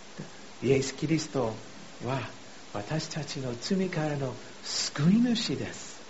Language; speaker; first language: Japanese; non-native, fluent; English